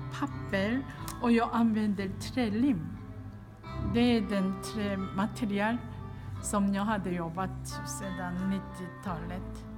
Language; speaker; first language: Swedish; non-native, fluent; Korean